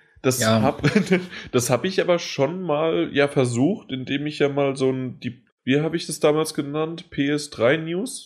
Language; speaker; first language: German; native; German